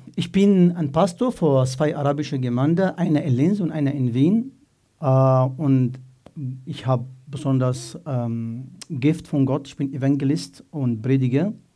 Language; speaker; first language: German; non-native, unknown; Arabic